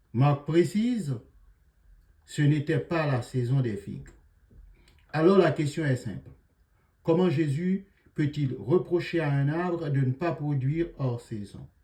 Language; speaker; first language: French; native; French